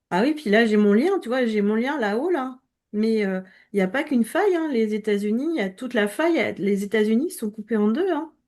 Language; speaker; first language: French; native; French